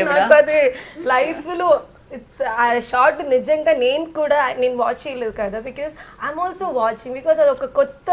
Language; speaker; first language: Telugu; non-native, learner; Malayalam